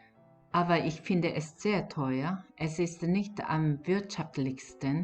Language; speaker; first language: German; non-native, learner; Korean